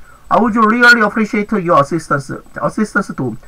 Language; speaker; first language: English; non-native, fluent; Korean